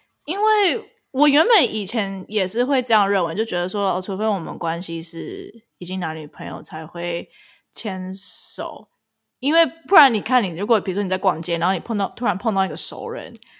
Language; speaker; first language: Chinese; early bilingual, other home language; English